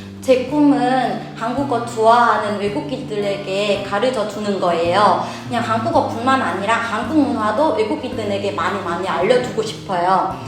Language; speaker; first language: Korean; non-native, fluent; Vietnamese